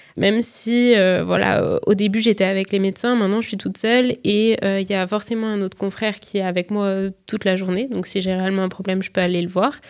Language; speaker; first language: French; native; French